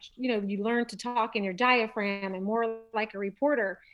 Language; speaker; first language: English; native; English